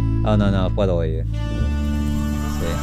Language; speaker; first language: Spanish; non-native, learner; English